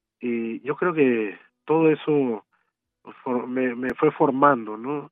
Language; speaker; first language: Spanish; early bilingual, heritage; Spanish